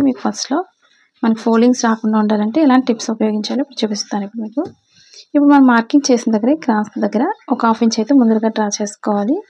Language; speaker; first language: Telugu; native; Telugu